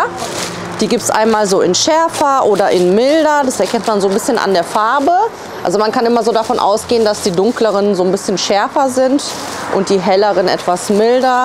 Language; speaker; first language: German; native; German